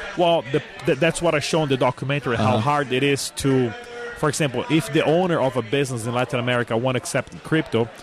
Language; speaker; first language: English; non-native, fluent; Portuguese